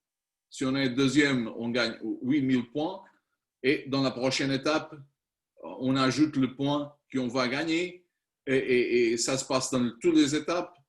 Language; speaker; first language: French; non-native, learner; Spanish